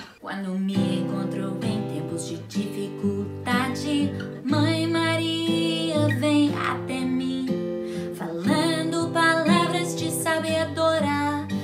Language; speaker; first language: Portuguese; non-native, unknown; English